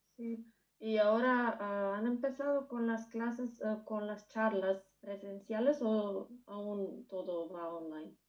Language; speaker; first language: Spanish; non-native, fluent; Macedonian